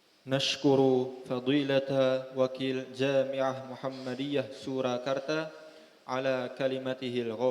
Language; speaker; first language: Arabic; non-native, fluent; Indonesian